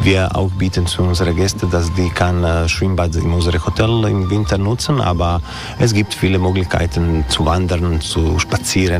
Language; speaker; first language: German; non-native, learner; Croatian